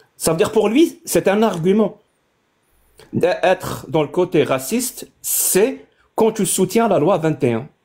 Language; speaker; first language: French; non-native, local second language; Kabyle